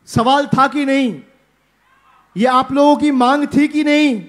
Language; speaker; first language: Hindi; non-native, local second language; Bangla